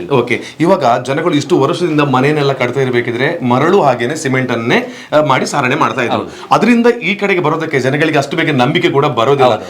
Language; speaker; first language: Kannada; native; Kannada